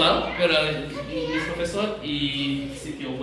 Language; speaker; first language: Spanish; non-native, learner; English